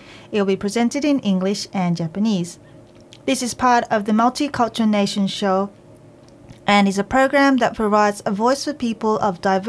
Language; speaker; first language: English; non-native, fluent; Japanese